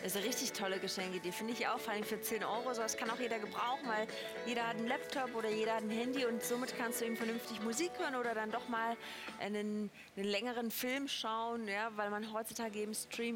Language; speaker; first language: German; native; German